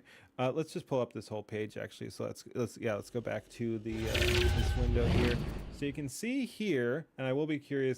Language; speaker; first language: English; native; English